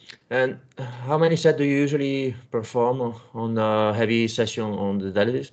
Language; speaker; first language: English; non-native, fluent; Italian